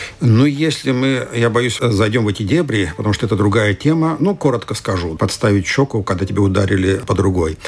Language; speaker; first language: Russian; non-native, fluent; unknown